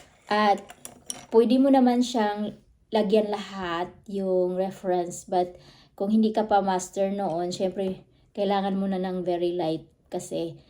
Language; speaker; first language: Filipino; non-native, local second language; Cebuano